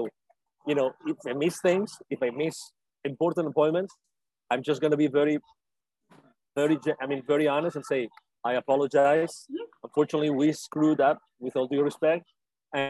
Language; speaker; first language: English; non-native, fluent; Spanish